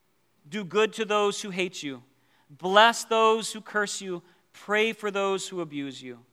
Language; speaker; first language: English; native; English